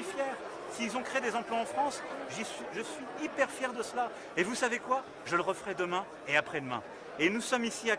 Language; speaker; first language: French; native; French